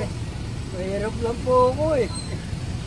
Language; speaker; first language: Filipino; non-native, local second language; Cebuano